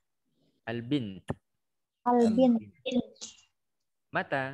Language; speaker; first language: Arabic; non-native, fluent; Indonesian